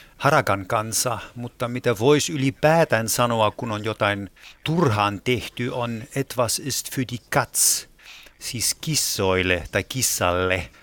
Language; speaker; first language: Finnish; non-native, fluent; German